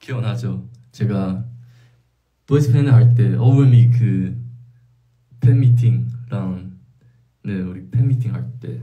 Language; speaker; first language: Korean; non-native, fluent; Chinese